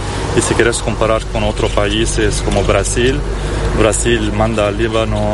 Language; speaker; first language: Spanish; non-native, fluent; Arabic